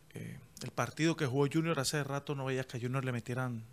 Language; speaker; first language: Spanish; native; Spanish